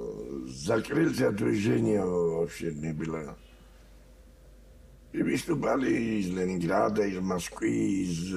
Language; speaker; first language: Russian; non-native, learner; Georgian